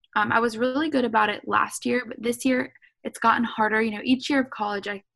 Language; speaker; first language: English; native; English